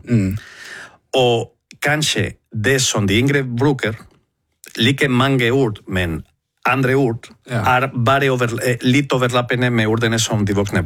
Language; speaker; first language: Norwegian; non-native, fluent; Spanish